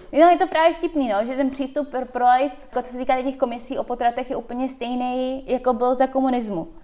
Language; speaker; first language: Czech; early bilingual, heritage; Czech